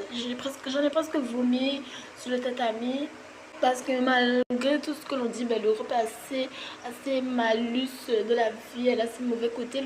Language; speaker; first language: French; native; French